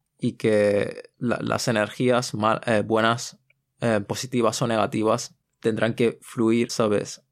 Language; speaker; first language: Spanish; early bilingual, other home language; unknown